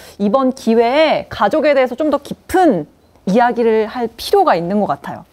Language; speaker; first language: Korean; native; Korean